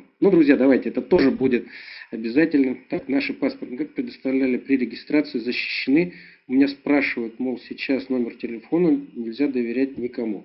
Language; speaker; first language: Russian; native; Russian